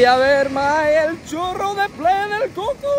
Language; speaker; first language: Spanish; non-native, fluent; English